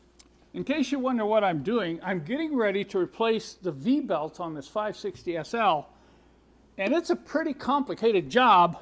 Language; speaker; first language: English; native; English